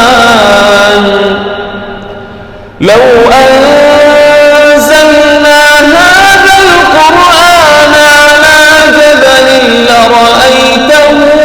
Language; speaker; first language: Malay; non-native, fluent; Arabic